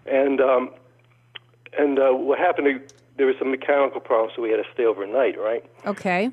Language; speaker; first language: English; early bilingual, other home language; Polish